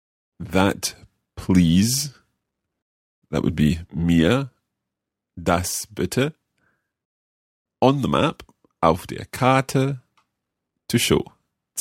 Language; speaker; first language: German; non-native, learner; English